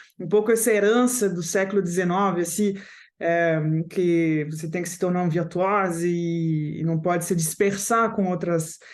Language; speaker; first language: Portuguese; non-native, fluent; French